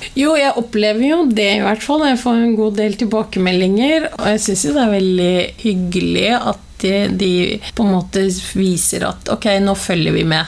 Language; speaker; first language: Norwegian; early bilingual, other home language; Somali